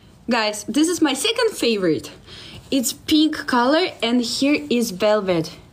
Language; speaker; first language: English; non-native, fluent; Russian